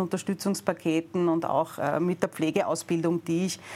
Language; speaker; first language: German; native; German